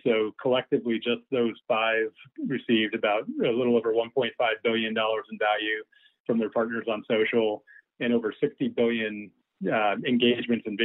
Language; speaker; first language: English; native; English